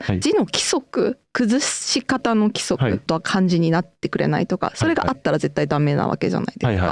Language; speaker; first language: Japanese; native; Japanese